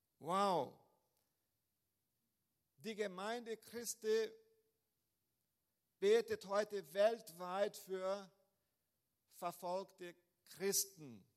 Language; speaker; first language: German; non-native, fluent; Portuguese